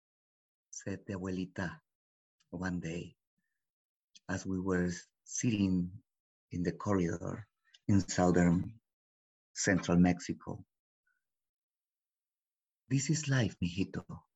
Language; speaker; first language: English; non-native, fluent; Spanish